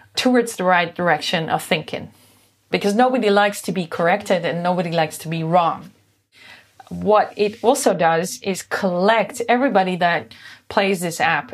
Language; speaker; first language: English; non-native, fluent; Dutch